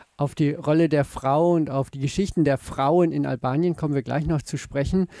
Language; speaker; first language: German; native; German